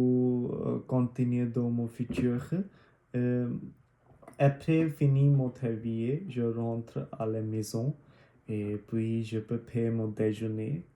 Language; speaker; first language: French; non-native, learner; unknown